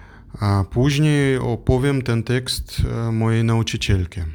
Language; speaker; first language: Polish; non-native, learner; German